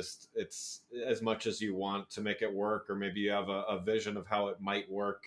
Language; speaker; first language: English; native; English